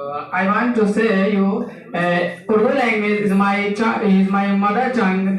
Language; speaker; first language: English; non-native, learner; Urdu